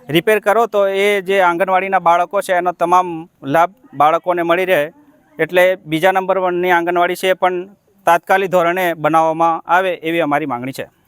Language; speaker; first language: Gujarati; native; Gujarati